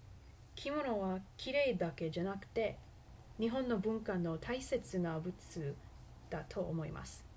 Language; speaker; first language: Japanese; non-native, learner; English